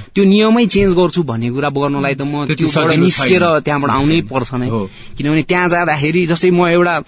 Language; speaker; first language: Nepali; native; Nepali